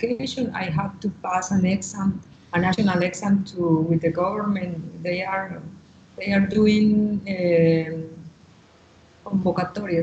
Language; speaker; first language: English; non-native, learner; Spanish